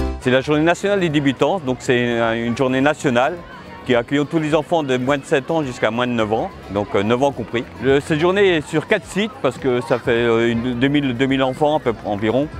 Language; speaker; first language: French; native; French